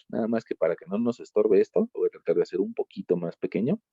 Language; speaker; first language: Spanish; native; Spanish